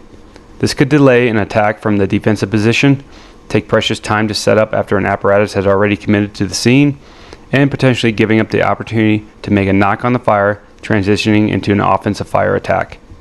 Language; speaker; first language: English; native; English